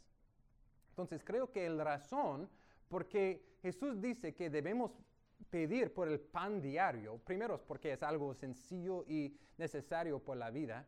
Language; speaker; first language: Spanish; non-native, fluent; English